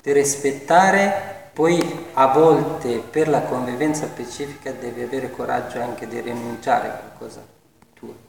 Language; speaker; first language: Italian; non-native, fluent; Persian